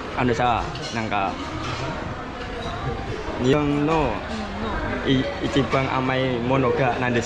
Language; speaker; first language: Japanese; non-native, learner; Indonesian